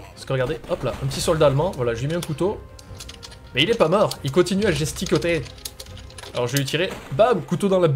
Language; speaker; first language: French; native; French